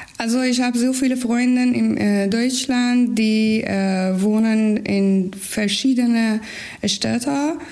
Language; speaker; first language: German; non-native, learner; Persian